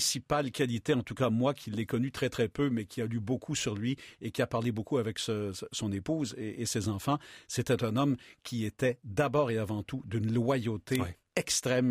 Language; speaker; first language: French; native; French